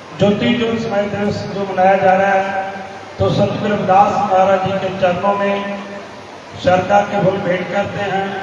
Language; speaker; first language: Hindi; non-native, local second language; Punjabi